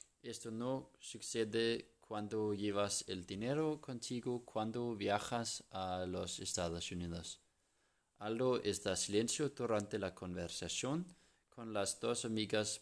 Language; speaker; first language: Spanish; non-native, learner; English